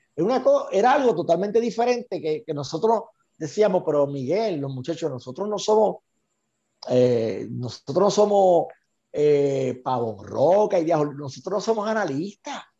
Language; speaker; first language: Spanish; native; Spanish